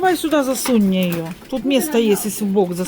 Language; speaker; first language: Russian; native; Russian